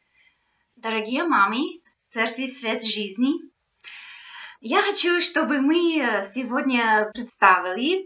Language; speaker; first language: Russian; non-native, fluent; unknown